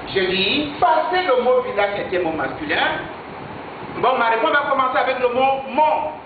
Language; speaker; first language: French; non-native, fluent; Yoruba